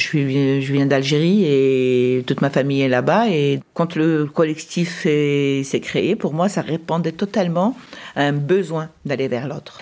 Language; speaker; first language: French; early bilingual, other home language; Arabic